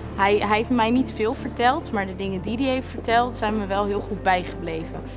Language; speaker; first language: Dutch; native; Dutch